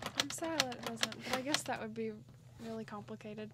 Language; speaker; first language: English; native; English